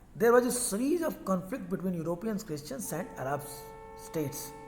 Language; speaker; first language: English; non-native, local second language; Hindi